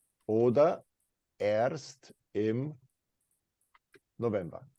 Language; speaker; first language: German; non-native, fluent; English